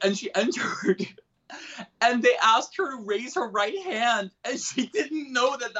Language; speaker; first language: English; early bilingual, other home language; Korean